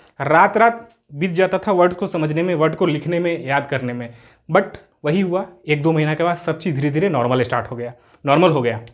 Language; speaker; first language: Hindi; native; Hindi